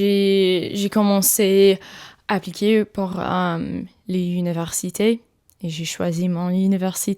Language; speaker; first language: French; non-native, learner; English